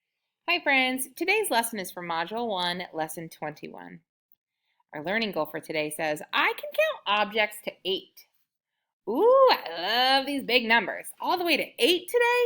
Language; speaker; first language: English; native; English